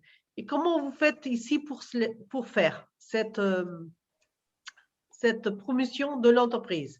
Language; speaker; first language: French; non-native, fluent; Portuguese